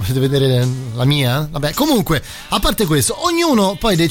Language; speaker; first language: Italian; native; Italian